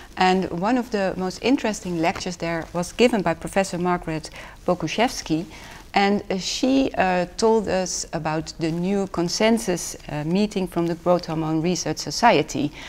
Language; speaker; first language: English; non-native, fluent; Dutch